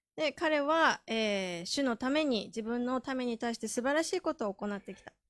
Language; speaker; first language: Japanese; native; Japanese